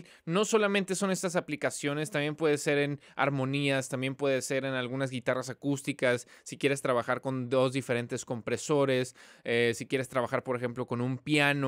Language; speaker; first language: Spanish; native; Spanish